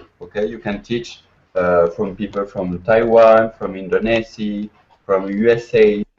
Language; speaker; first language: English; non-native, learner; French